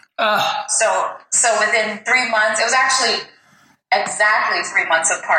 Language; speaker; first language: English; native; English